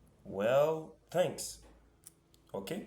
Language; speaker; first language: English; non-native, fluent; French